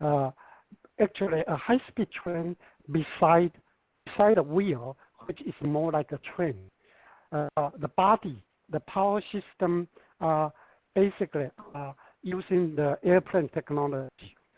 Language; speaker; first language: English; non-native, fluent; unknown